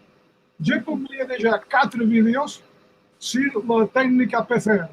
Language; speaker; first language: French; non-native, fluent; Spanish